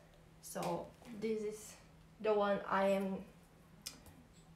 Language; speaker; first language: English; non-native, learner; Portuguese